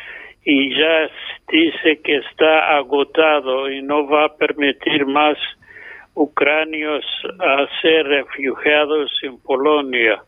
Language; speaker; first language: Spanish; non-native, fluent; English